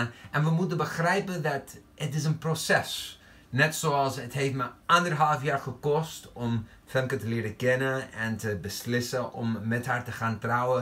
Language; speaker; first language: Dutch; non-native, fluent; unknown